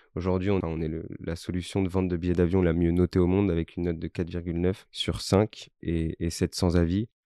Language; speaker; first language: French; native; French